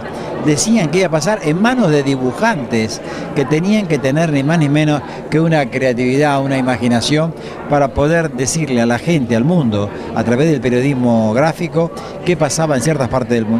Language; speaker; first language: Spanish; native; Spanish